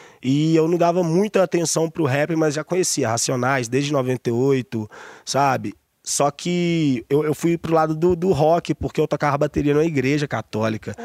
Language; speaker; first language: Portuguese; native; Portuguese